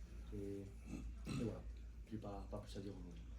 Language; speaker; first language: French; native; French